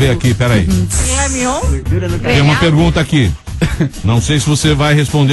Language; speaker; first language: Portuguese; native; Portuguese